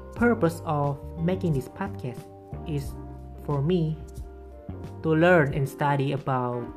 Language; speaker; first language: English; non-native, fluent; Indonesian